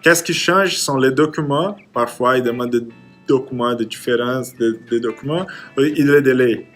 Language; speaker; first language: French; non-native, learner; Portuguese